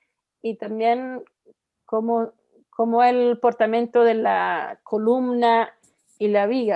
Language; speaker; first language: Spanish; non-native, fluent; Italian